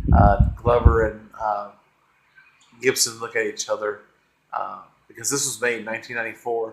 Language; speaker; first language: English; native; English